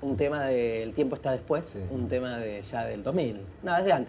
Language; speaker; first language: Spanish; native; Spanish